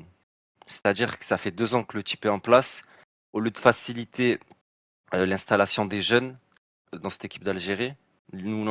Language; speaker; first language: French; native; French